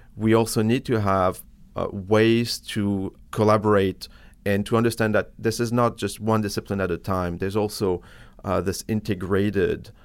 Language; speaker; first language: English; non-native, fluent; French